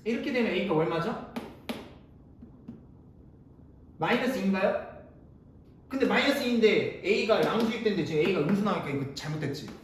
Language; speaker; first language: Korean; native; Korean